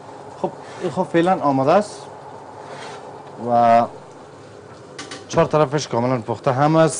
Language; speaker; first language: Persian; native; Persian